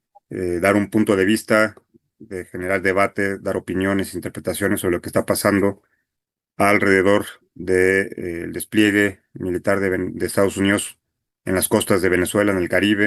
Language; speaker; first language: Spanish; native; Spanish